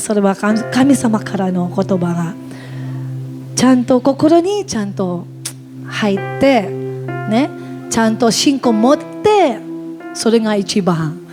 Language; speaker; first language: Japanese; non-native, learner; Filipino